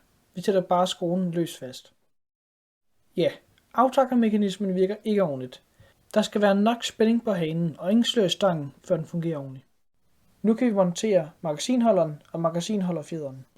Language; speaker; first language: Danish; native; Danish